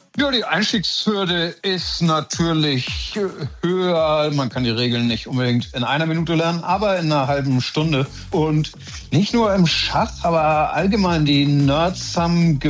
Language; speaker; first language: German; native; German